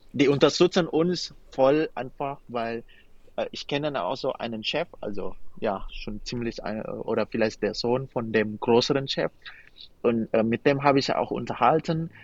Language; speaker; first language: German; non-native, fluent; Indonesian